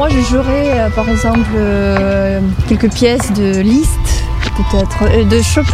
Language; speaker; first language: French; non-native, fluent; Russian